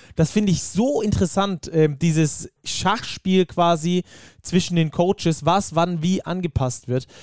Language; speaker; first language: German; native; German